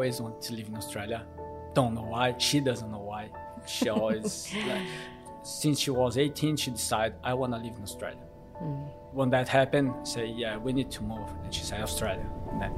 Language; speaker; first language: English; non-native, fluent; Korean